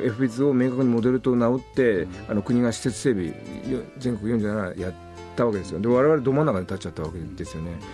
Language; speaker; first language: Japanese; native; Japanese